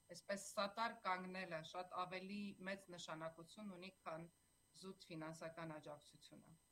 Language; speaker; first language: Armenian; native; Armenian